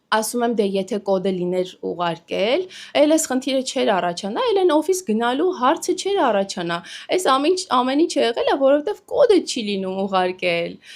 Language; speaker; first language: Armenian; native; Armenian